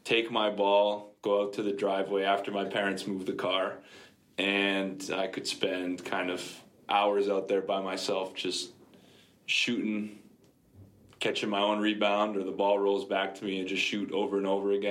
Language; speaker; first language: English; native; English